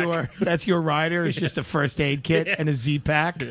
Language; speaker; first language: English; native; English